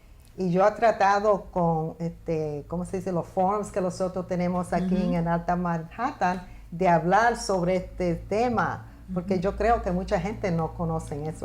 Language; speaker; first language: Spanish; early bilingual, heritage; Spanish